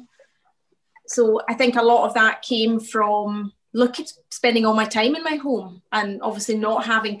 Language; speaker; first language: English; native; English